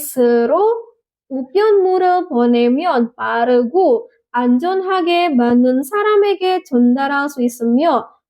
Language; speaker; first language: Korean; non-native, fluent; Indonesian